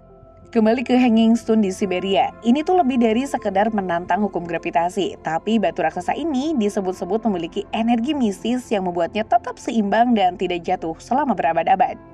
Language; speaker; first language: Indonesian; native; Indonesian